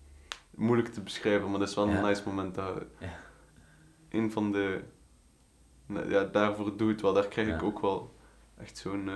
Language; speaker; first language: Dutch; native; Dutch